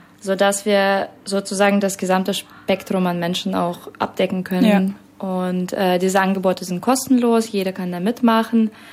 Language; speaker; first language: German; non-native, fluent; Russian